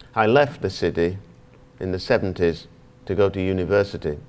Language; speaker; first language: English; native; English